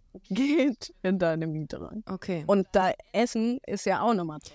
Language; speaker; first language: German; native; German